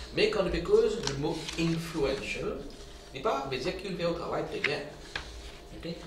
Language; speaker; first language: French; non-native, local second language; Morisyen